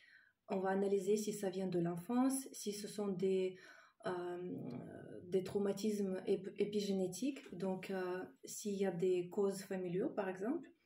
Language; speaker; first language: French; non-native, fluent; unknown